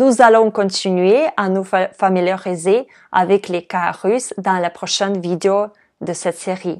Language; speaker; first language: French; non-native, fluent; Russian